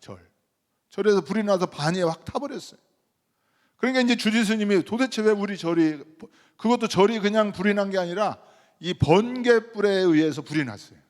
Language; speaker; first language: Korean; native; Korean